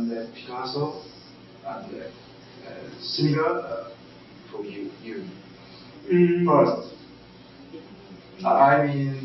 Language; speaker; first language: English; non-native, learner; Japanese